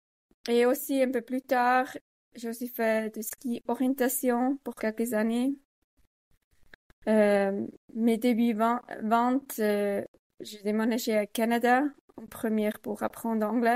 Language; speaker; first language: French; non-native, learner; Swiss German